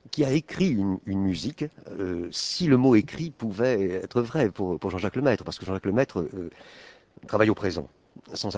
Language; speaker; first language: French; native; French